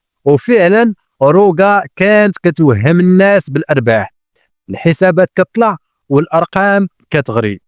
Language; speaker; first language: Arabic; native; Arabic